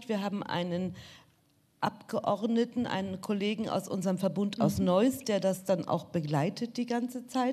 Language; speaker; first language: German; native; German